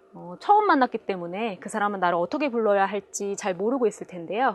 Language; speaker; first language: Korean; native; Korean